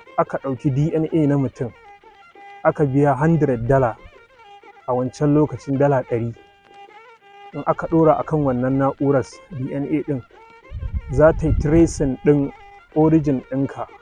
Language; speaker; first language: Hausa; native; Hausa